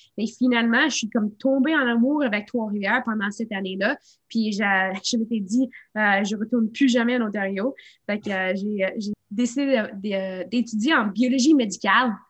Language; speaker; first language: French; non-native, local second language; English